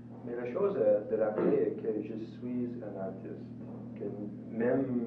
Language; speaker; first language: French; non-native, local second language; English